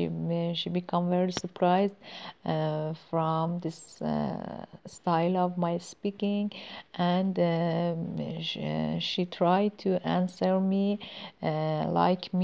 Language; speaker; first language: English; non-native, learner; Persian